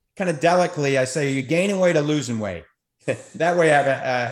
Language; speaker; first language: English; native; English